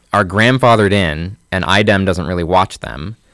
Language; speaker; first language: English; native; English